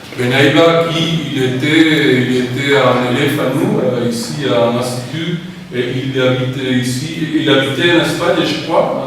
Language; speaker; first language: French; non-native, fluent; Spanish